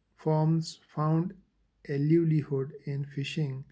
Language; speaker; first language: English; non-native, local second language; Urdu